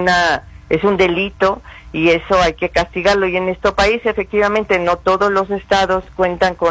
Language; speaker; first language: Spanish; native; Spanish